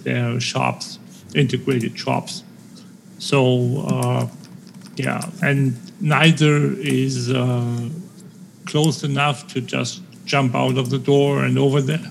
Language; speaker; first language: English; non-native, fluent; German